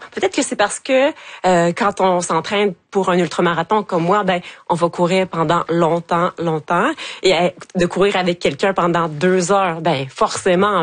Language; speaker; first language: French; native; French